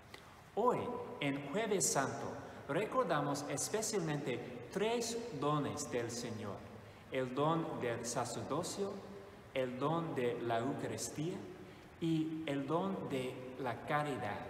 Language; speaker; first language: Spanish; non-native, fluent; English